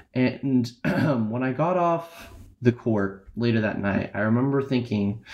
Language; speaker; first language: English; native; English